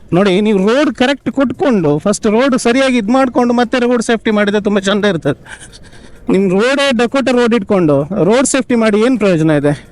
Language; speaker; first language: Kannada; native; Kannada